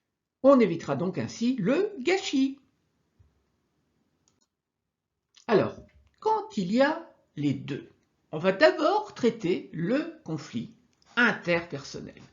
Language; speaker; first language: French; native; French